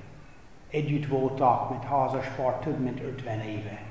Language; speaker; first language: Hungarian; non-native, fluent; English